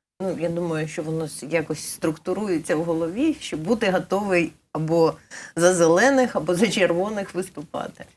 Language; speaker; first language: Ukrainian; native; Ukrainian